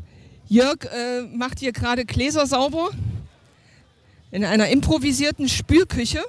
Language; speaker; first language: German; native; German